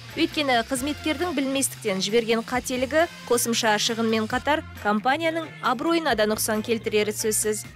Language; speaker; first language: Kazakh; native; Kazakh